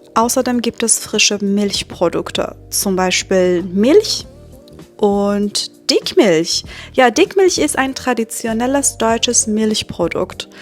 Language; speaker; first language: German; non-native, fluent; Persian